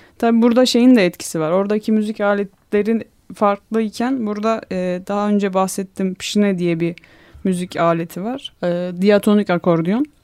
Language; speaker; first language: Turkish; non-native, local second language; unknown